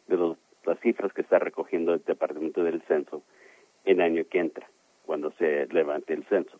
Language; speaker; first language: Spanish; early bilingual, heritage; Spanish